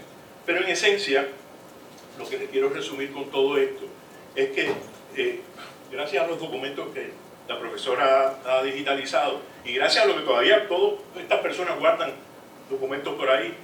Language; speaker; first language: Spanish; native; Spanish